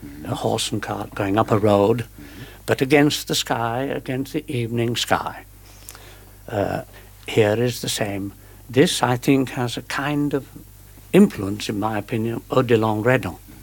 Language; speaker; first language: English; native; English